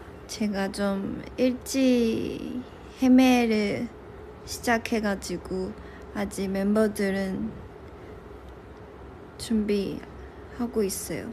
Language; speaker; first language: Korean; non-native, local second language; Chinese